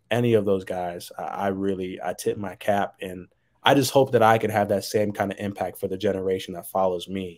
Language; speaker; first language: English; native; English